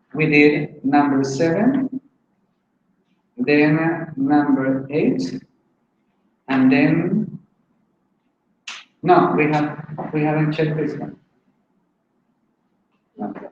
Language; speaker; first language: English; non-native, fluent; Spanish